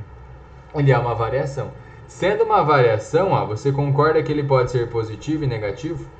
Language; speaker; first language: Portuguese; native; Portuguese